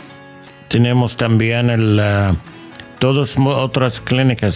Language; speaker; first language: Spanish; non-native, learner; English